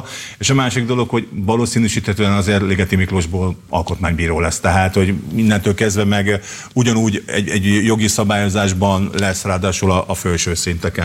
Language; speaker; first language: Hungarian; native; Hungarian